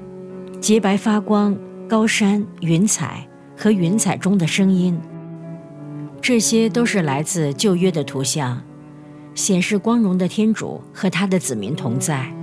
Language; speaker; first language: Chinese; native; Chinese